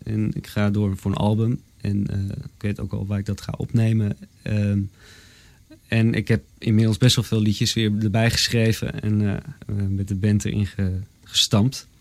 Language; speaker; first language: Dutch; native; Dutch